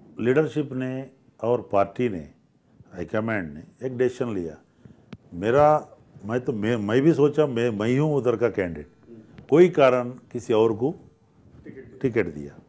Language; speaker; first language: Hindi; non-native, local second language; Telugu